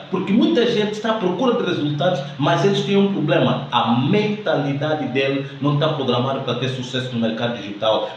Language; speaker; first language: Portuguese; native; Portuguese